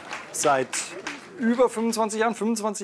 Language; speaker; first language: German; native; German